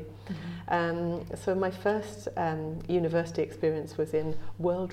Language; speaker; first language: English; native; English